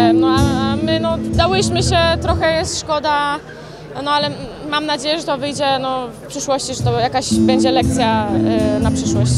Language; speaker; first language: Polish; native; Polish